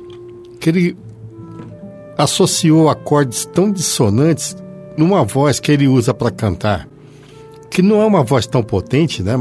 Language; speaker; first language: Portuguese; native; Portuguese